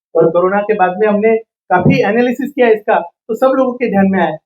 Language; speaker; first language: Hindi; non-native, local second language; Marathi